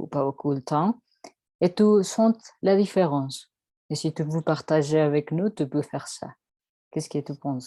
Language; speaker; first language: French; non-native, learner; Spanish